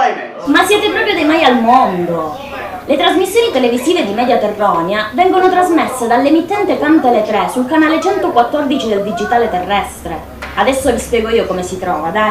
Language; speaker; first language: Italian; native; Italian